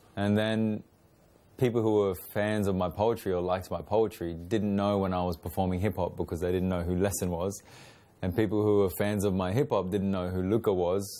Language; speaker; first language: English; native; English